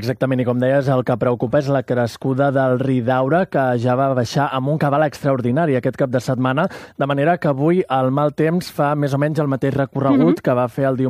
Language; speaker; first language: Catalan; native; Catalan